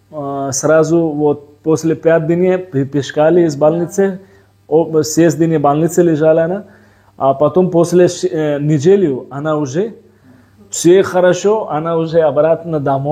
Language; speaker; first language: Russian; non-native, learner; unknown